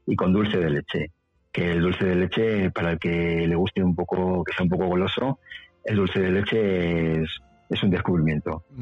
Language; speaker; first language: Spanish; native; Spanish